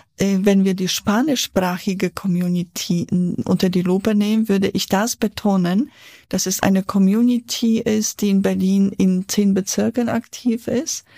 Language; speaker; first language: German; non-native, fluent; Polish